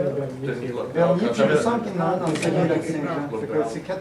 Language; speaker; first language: French; native; French